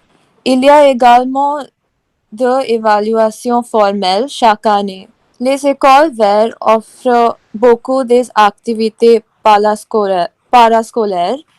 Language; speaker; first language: French; non-native, learner; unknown